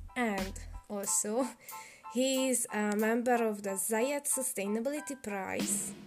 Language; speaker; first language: English; non-native, learner; Hungarian